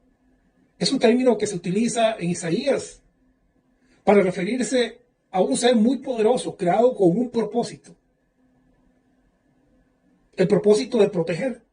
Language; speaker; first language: Spanish; native; Spanish